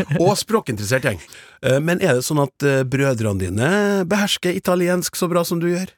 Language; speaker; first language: Norwegian; native; Norwegian